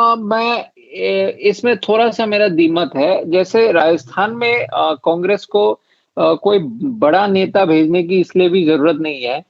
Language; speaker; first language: Hindi; non-native, local second language; Assamese